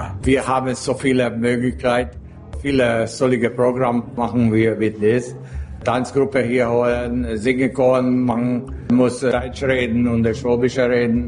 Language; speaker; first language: German; non-native, local second language; Hungarian